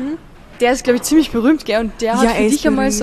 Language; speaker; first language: German; native; German